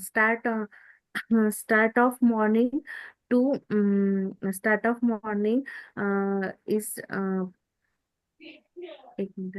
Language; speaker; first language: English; non-native, learner; Marathi